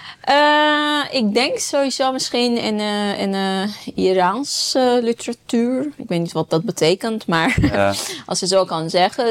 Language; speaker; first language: Dutch; non-native, fluent; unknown